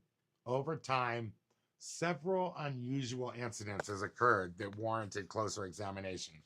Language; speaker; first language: English; native; English